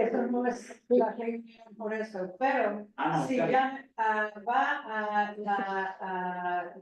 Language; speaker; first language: Spanish; non-native, fluent; English